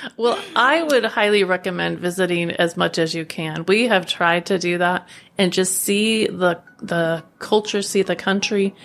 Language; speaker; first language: English; native; English